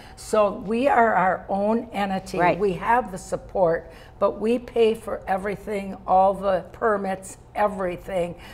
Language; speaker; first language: English; native; English